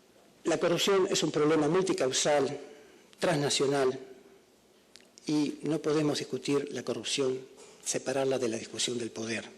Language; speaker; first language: Spanish; native; Spanish